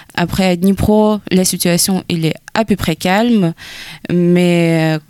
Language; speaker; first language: French; non-native, fluent; Ukrainian